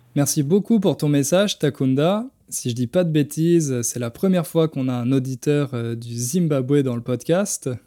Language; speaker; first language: French; native; French